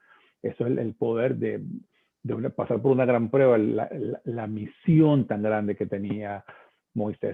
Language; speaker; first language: Spanish; native; Spanish